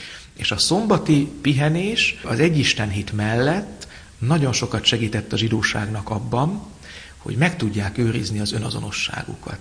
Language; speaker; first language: Hungarian; native; Hungarian